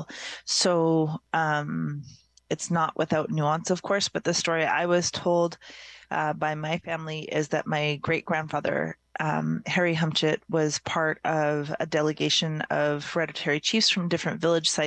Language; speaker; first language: English; native; English